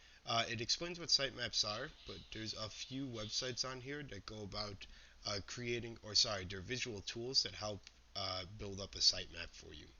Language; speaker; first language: English; native; English